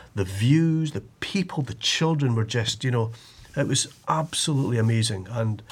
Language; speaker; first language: English; native; English